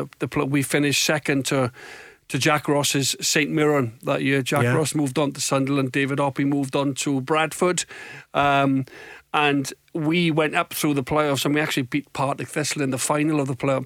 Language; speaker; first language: English; native; English